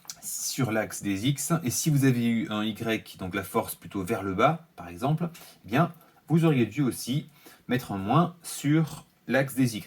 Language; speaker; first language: French; native; French